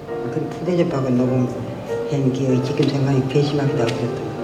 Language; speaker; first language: Korean; native; Korean